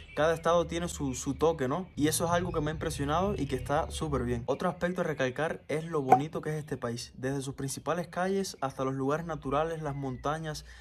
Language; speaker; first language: Spanish; native; Spanish